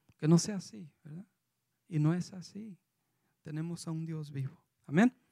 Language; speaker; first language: Spanish; early bilingual, heritage; Spanish